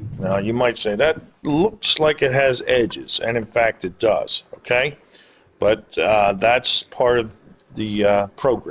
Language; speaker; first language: English; native; English